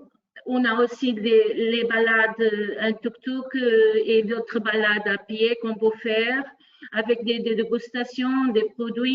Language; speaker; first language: French; non-native, fluent; Portuguese